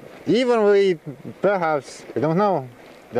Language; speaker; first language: English; non-native, learner; French